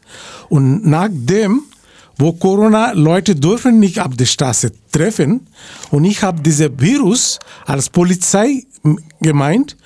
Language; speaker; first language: German; non-native, learner; Bangla